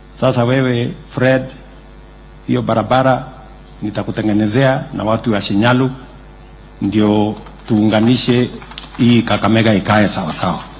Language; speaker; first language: Swahili; non-native, local second language; Kalenjin